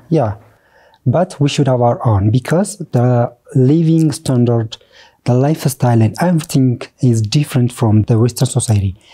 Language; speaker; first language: English; non-native, fluent; Oromo